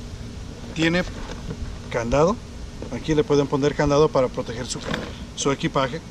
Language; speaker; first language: Spanish; early bilingual, heritage; Spanish